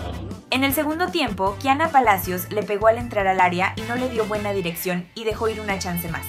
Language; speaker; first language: Spanish; native; Spanish